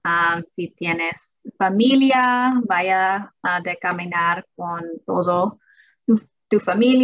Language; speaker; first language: Spanish; early bilingual, heritage; English